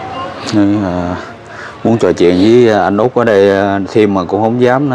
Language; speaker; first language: Vietnamese; native; Vietnamese